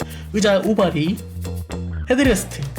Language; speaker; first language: Korean; native; Korean